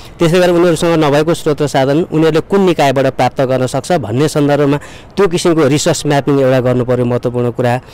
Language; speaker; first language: Nepali; native; Nepali